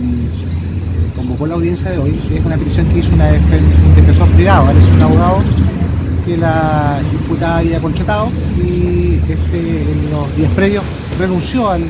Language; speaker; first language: Spanish; native; Spanish